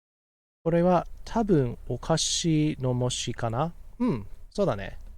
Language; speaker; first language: Japanese; non-native, fluent; English